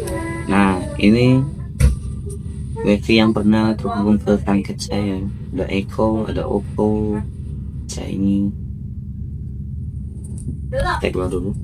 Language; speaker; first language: Indonesian; native; Indonesian